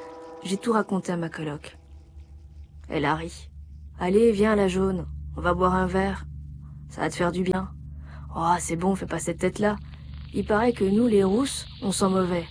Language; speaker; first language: French; native; French